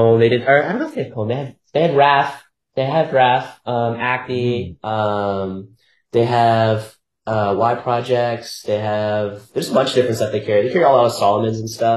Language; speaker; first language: English; native; English